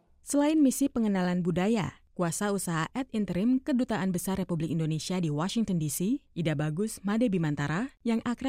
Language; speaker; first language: Indonesian; native; Indonesian